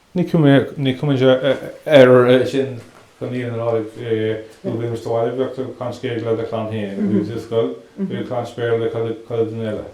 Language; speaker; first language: Irish; native; Irish